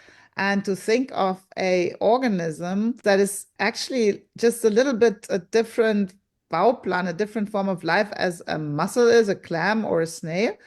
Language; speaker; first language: English; non-native, fluent; German